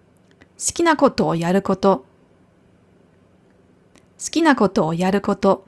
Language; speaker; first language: Japanese; non-native, fluent; German